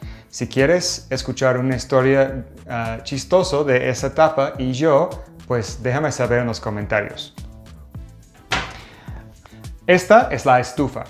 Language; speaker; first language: Spanish; non-native, fluent; English